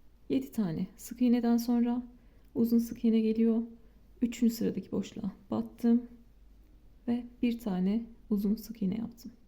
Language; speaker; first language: Turkish; native; Turkish